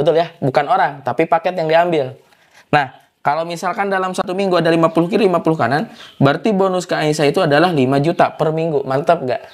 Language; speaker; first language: Indonesian; native; Indonesian